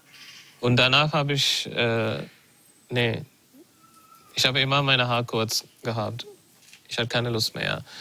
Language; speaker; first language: German; non-native, learner; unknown